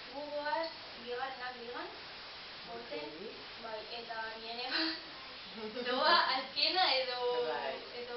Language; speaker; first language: Basque; non-native, local second language; Spanish